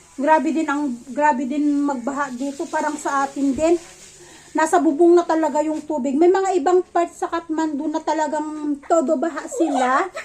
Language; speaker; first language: Filipino; native; Filipino